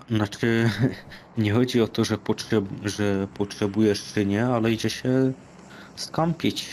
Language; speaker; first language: Polish; native; Polish